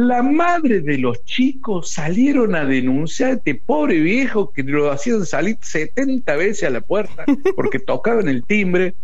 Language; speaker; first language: Spanish; native; Spanish